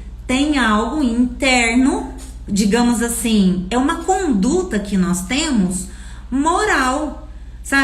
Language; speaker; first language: Portuguese; native; Portuguese